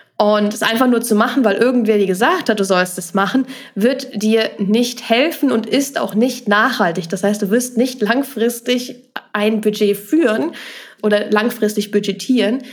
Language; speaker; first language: German; native; German